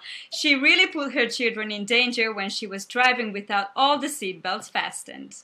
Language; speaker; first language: English; non-native, fluent; Hungarian